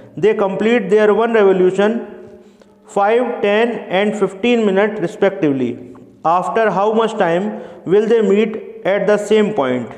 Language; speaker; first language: English; non-native, local second language; Hindi